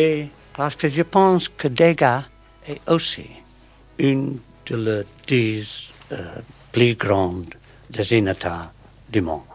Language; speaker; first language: French; non-native, learner; English